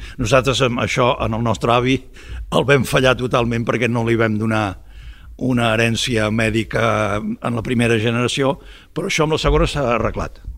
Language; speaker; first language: Catalan; early bilingual, heritage; Catalan